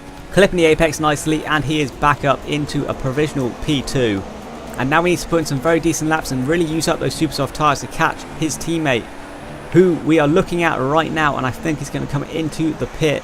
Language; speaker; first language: English; native; English